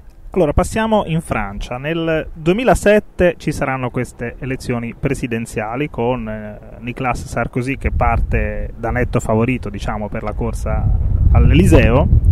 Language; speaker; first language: Italian; native; Italian